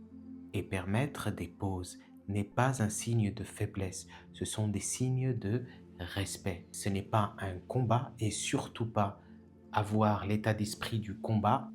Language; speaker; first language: French; native; French